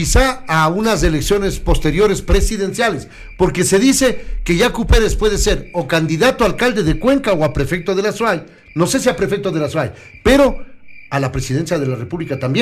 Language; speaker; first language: Spanish; native; Spanish